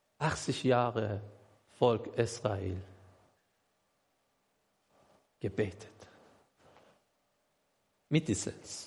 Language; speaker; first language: German; non-native, learner; Persian